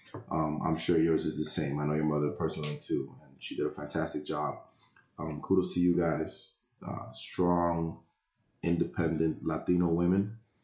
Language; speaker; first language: English; early bilingual, other home language; Spanish